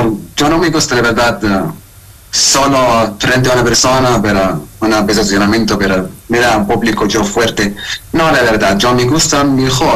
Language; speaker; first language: Spanish; non-native, learner; Arabic